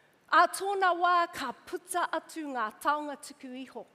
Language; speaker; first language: Māori; non-native, local second language; English